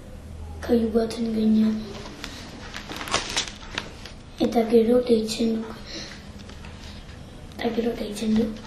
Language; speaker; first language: Basque; non-native, local second language; French